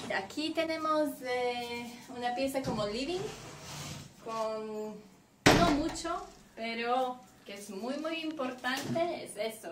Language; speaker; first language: Spanish; non-native, fluent; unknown